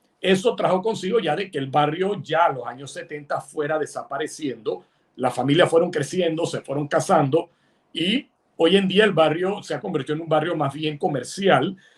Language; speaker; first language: Spanish; early bilingual, other home language; Italian